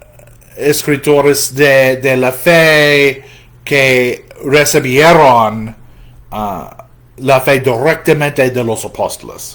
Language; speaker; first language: Spanish; non-native, fluent; English